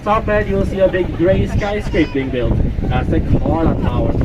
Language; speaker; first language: English; non-native, fluent; Swedish